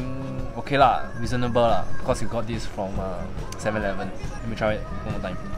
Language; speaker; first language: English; non-native, local second language; Chinese